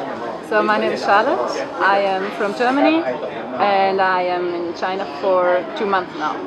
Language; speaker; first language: English; non-native, fluent; German